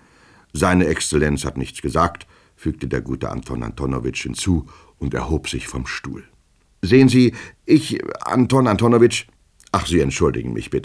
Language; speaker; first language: German; native; German